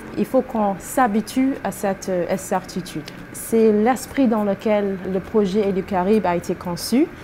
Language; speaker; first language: French; non-native, fluent; English